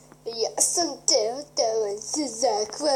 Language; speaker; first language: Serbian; early bilingual, heritage; Serbian